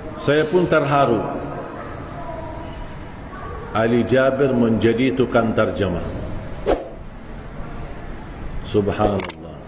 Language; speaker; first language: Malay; non-native, fluent; Arabic